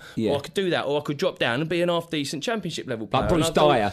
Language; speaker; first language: English; native; English